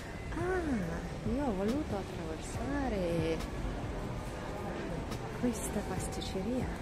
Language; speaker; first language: Italian; non-native, learner; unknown